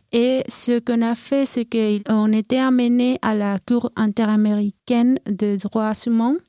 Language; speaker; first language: French; non-native, fluent; Spanish